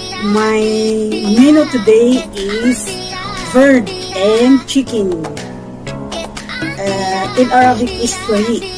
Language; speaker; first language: English; non-native, local second language; Filipino